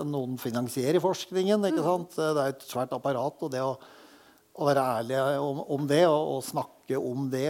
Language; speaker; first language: Norwegian; native; Norwegian